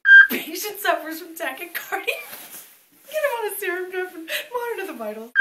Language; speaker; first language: English; early bilingual, other home language; French